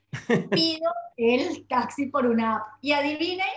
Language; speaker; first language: Spanish; native; Spanish